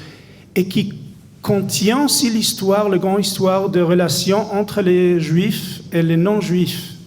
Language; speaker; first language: French; non-native, fluent; Hebrew